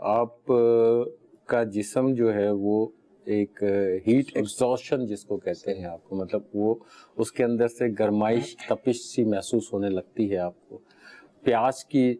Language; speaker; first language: Urdu; native; Urdu